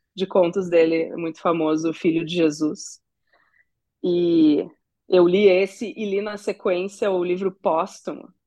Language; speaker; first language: Portuguese; native; Portuguese